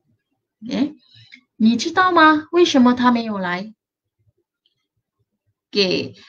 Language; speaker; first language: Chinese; non-native, local second language; Malay